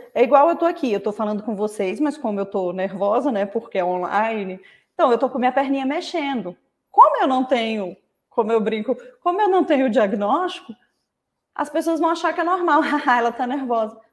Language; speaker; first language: Portuguese; native; Portuguese